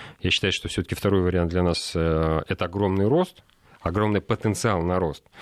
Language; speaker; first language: Russian; native; Russian